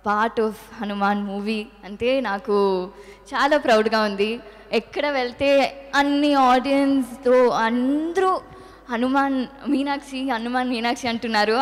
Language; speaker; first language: Telugu; non-native, local second language; Tamil